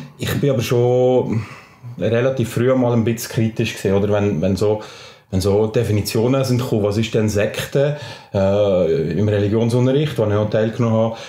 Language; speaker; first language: German; native; German